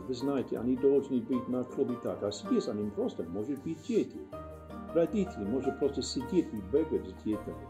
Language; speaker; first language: Russian; non-native, learner; English